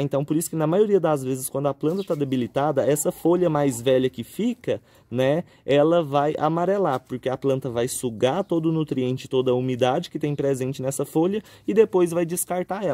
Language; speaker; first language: Portuguese; native; Portuguese